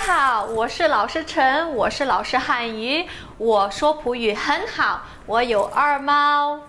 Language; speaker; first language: Chinese; non-native, fluent; Portuguese